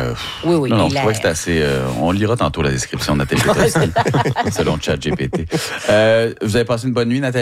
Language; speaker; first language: French; native; French